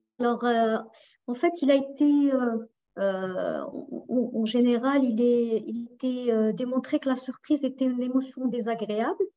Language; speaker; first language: French; non-native, local second language; Arabic